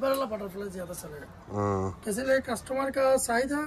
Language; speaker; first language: Hindi; non-native, learner; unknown